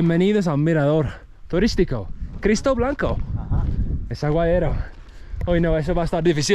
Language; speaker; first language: Spanish; non-native, fluent; English